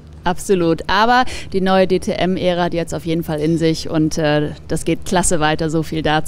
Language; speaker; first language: German; native; German